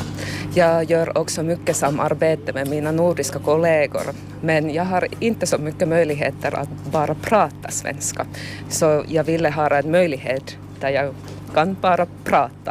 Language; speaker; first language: Swedish; non-native, learner; Finnish